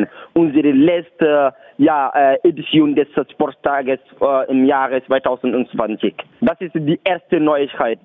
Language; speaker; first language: German; non-native, learner; Bambara